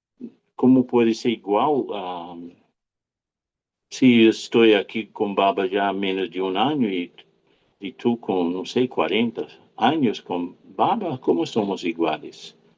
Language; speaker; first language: Spanish; non-native, fluent; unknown